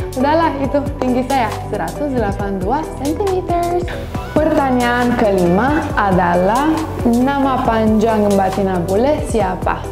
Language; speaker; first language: Indonesian; non-native, learner; Romanian